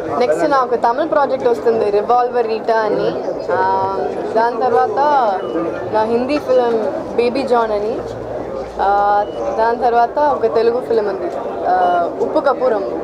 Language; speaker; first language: Telugu; non-native, fluent; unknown